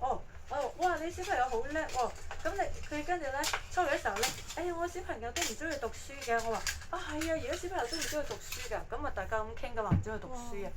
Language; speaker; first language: Cantonese; native; Cantonese